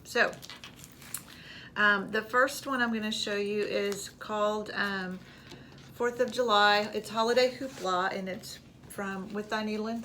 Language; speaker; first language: English; native; English